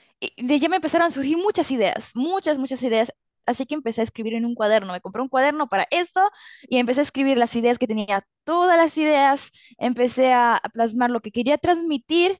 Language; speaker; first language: Spanish; early bilingual, other home language; Italian